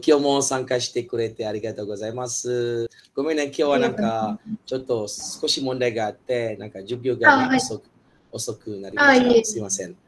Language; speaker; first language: Japanese; non-native, fluent; Malay